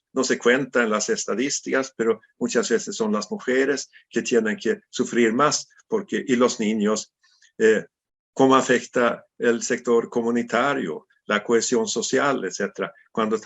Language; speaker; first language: Spanish; non-native, fluent; Swedish